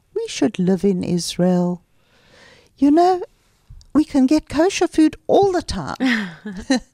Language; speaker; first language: English; native; English